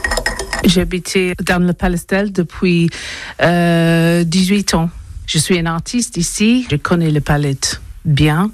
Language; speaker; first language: French; non-native, learner; English